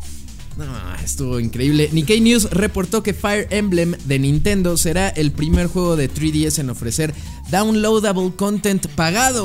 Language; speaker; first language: Spanish; native; Spanish